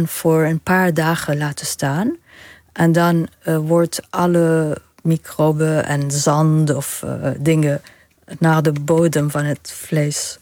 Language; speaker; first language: Dutch; non-native, fluent; Arabic